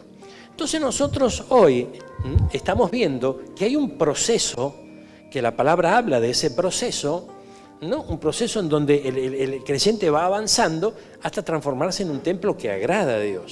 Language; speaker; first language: Spanish; native; Spanish